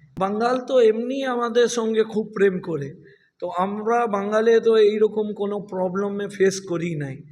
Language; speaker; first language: Bangla; non-native, local second language; Punjabi